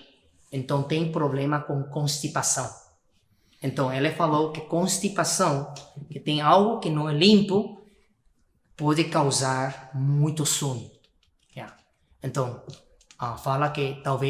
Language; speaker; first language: Portuguese; non-native, fluent; Spanish